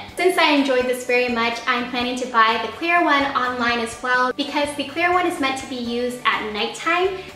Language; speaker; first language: English; early bilingual, other home language; Japanese